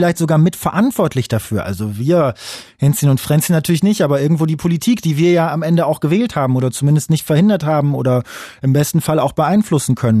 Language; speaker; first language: German; native; German